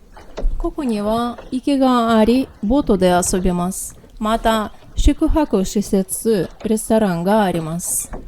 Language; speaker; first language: Japanese; non-native, fluent; Tatar